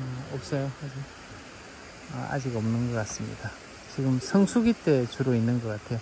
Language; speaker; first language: Korean; native; Korean